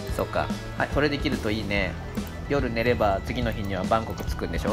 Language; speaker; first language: Japanese; native; Japanese